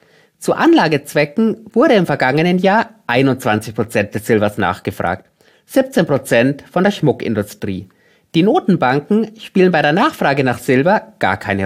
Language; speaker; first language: German; native; German